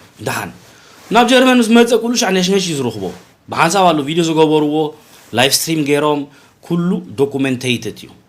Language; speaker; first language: Tigrinya; early bilingual, heritage; Tigrinya